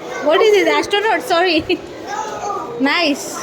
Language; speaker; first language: English; non-native, local second language; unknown